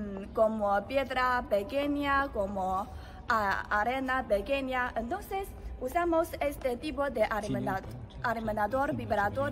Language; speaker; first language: Spanish; non-native, learner; Chinese